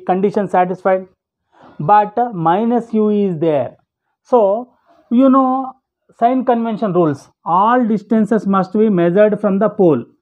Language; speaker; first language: English; non-native, local second language; Telugu